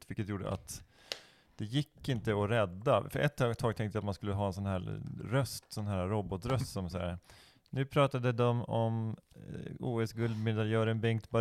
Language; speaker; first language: Swedish; native; Swedish